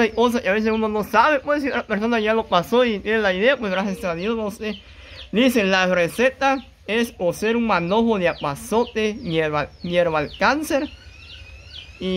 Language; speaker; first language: Spanish; native; Spanish